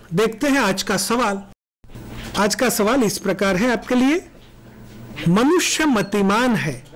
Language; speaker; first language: Hindi; non-native, local second language; Gujarati